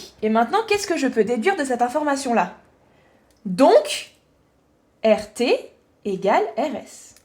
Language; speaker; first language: French; native; French